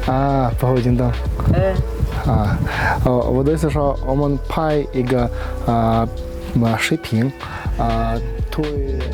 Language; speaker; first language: Chinese; non-native, learner; Russian